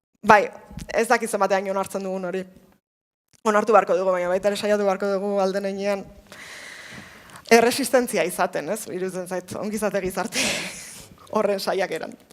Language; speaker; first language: Basque; native; Basque